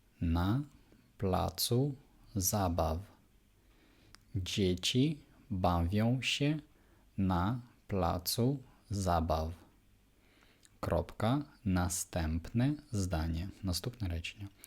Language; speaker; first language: Polish; non-native, fluent; Ukrainian